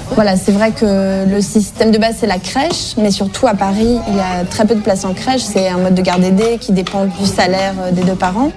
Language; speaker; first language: French; native; French